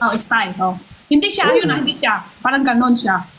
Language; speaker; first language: Filipino; non-native, learner; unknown